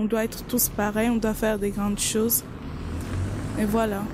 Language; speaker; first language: French; non-native, local second language; Lingala